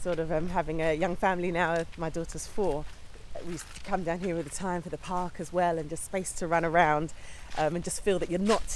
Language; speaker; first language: English; native; English